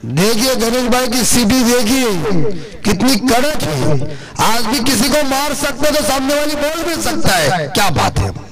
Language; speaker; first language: Hindi; non-native, local second language; Marathi